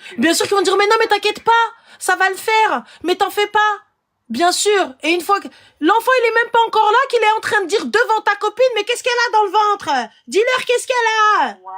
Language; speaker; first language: French; early bilingual, other home language; Arabic